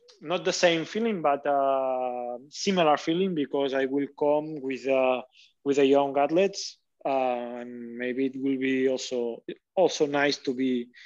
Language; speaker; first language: English; non-native, learner; Catalan